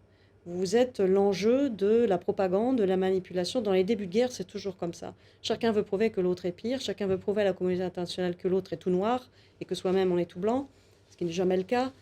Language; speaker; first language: French; native; French